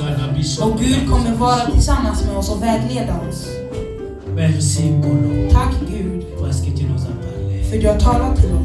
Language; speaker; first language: Swedish; non-native, learner; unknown